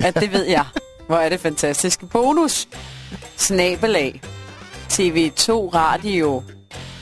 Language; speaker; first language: Danish; native; Danish